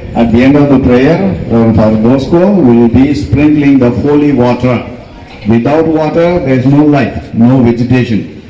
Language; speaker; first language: English; non-native, local second language; Telugu